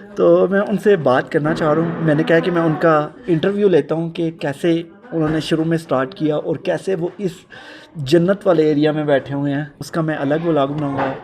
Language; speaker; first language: Urdu; non-native, local second language; Punjabi